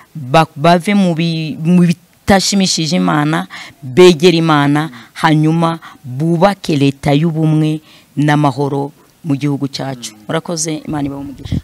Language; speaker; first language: Kinyarwanda; non-native, fluent; Swahili